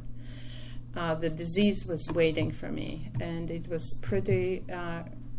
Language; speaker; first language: English; non-native, fluent; Polish